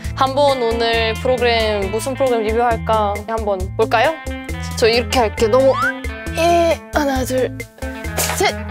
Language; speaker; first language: Korean; non-native, fluent; German